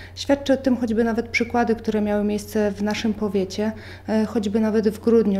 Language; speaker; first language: Polish; native; Polish